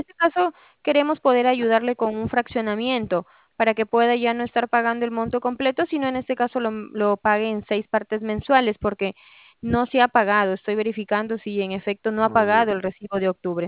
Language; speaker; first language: Spanish; native; Spanish